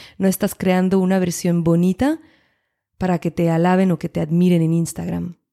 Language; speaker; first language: Spanish; non-native, fluent; French